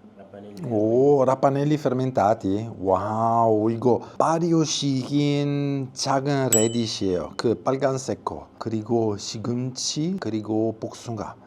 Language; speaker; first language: Korean; non-native, learner; Italian